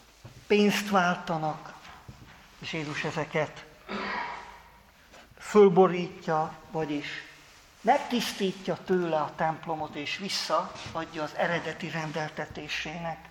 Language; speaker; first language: Hungarian; native; Hungarian